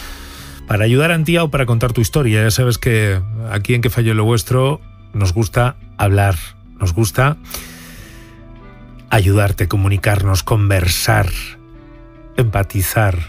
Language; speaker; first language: Spanish; native; Spanish